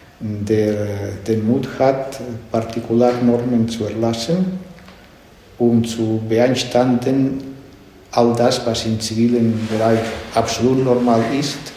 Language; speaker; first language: German; non-native, fluent; Spanish